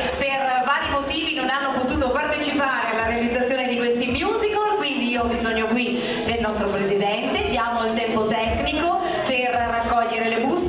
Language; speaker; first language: Italian; native; Italian